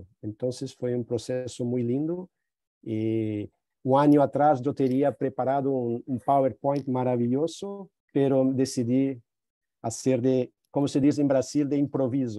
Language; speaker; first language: Spanish; non-native, fluent; Portuguese